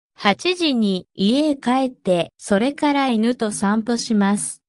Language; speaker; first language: Japanese; non-native, fluent; Korean